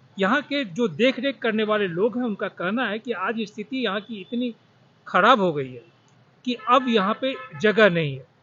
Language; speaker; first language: Hindi; native; Hindi